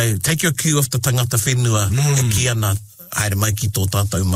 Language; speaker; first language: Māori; non-native, local second language; English